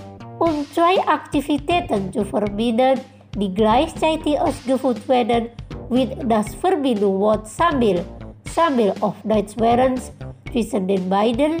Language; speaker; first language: German; non-native, learner; Indonesian